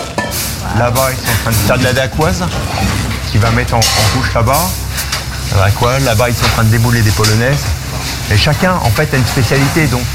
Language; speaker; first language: French; native; French